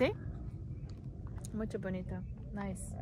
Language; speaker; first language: Spanish; non-native, learner; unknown